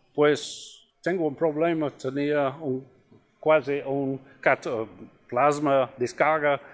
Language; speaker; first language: Spanish; non-native, fluent; English